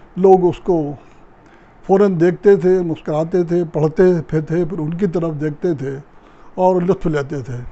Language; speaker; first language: Urdu; native; Urdu